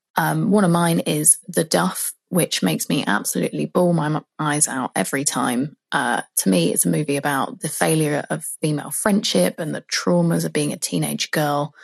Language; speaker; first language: English; native; English